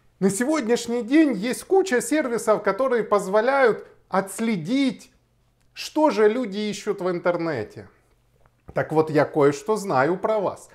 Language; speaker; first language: Russian; native; Russian